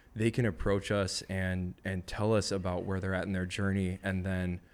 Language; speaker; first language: English; native; English